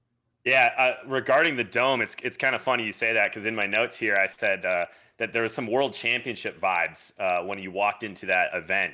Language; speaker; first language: English; native; English